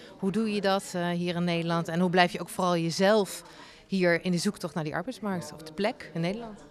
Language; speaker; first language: Dutch; native; Dutch